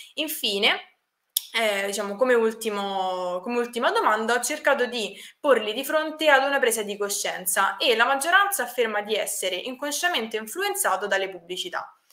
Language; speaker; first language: Italian; native; Italian